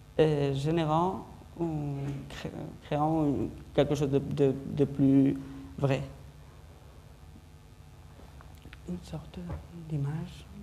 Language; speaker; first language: French; non-native, fluent; Spanish